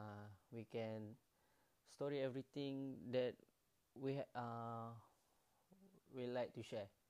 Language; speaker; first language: English; non-native, learner; Malay